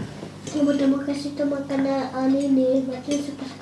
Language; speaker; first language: Indonesian; non-native, learner; Spanish